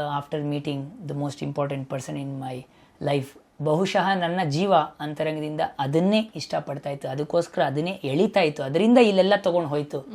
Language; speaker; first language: Kannada; native; Kannada